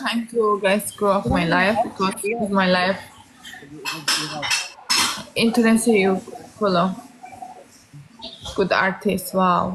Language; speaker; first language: English; non-native, learner; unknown